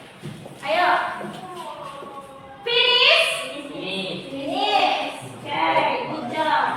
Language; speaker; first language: English; non-native, learner; Indonesian